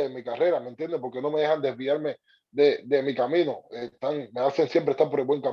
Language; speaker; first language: Spanish; native; Spanish